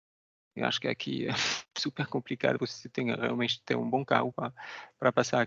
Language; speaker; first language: Portuguese; non-native, fluent; French